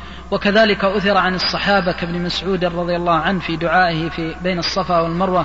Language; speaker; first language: Arabic; native; Arabic